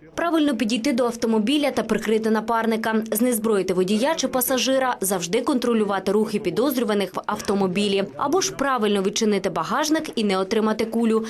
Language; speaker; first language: Ukrainian; native; Ukrainian